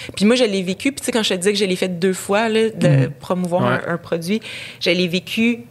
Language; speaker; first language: French; native; French